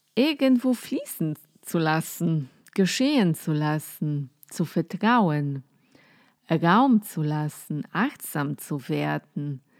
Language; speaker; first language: German; non-native, fluent; Polish